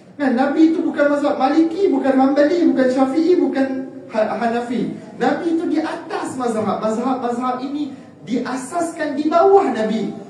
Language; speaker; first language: Malay; native; Malay